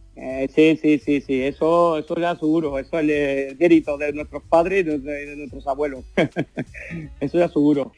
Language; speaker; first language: Spanish; early bilingual, heritage; Spanish